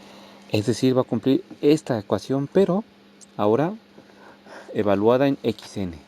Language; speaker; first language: Spanish; native; Spanish